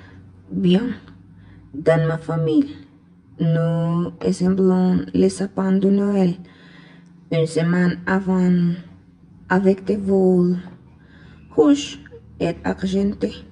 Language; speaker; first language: French; non-native, learner; Spanish